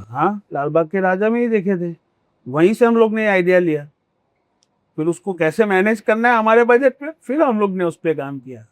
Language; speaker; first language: Hindi; non-native, local second language; Marathi